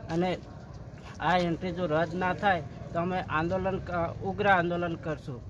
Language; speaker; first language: Gujarati; native; Gujarati